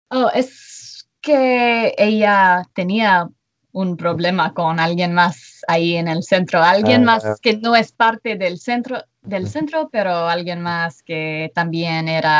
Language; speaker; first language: Spanish; non-native, fluent; English